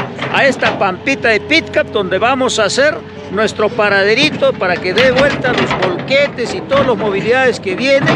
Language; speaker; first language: Spanish; native; Spanish